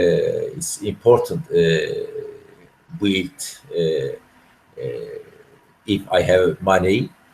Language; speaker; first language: English; non-native, learner; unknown